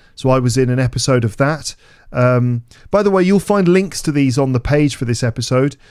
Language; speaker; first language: English; native; English